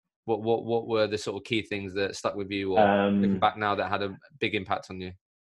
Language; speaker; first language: English; native; English